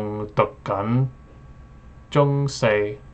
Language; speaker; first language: Cantonese; non-native, learner; English